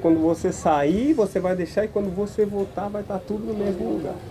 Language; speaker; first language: Portuguese; native; Portuguese